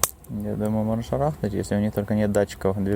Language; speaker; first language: Russian; native; Russian